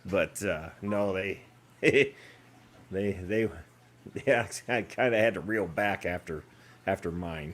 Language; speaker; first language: English; native; English